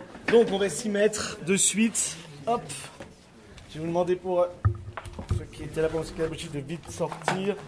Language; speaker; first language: French; native; French